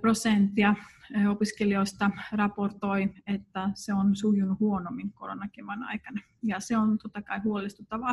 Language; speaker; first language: Finnish; non-native, fluent; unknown